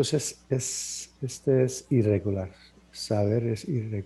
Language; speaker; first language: Spanish; non-native, learner; English